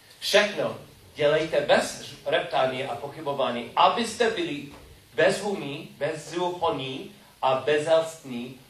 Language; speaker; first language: Czech; non-native, learner; English